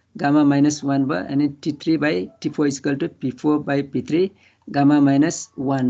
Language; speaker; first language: English; non-native, local second language; Nepali